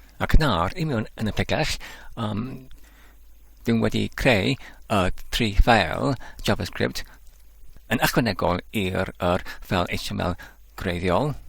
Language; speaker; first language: Welsh; non-native, learner; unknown